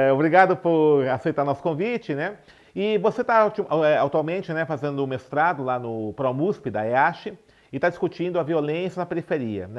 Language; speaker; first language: Portuguese; native; Portuguese